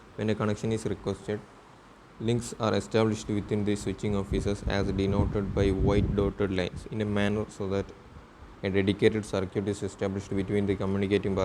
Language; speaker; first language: English; non-native, local second language; Malayalam